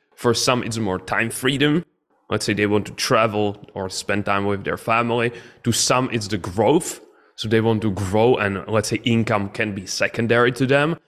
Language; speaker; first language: English; non-native, fluent; Czech